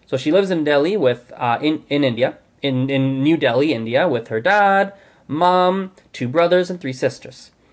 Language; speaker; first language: English; native; English